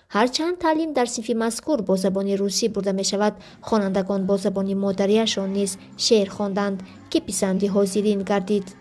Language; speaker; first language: Tajik; native; Tajik